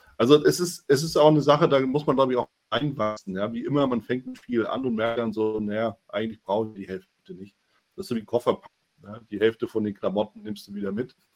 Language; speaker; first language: German; native; German